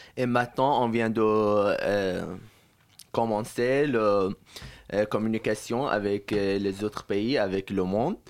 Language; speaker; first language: French; non-native, learner; Persian